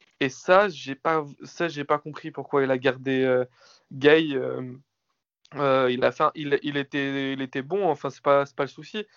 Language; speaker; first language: French; native; French